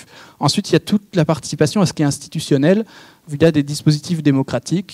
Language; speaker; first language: French; native; French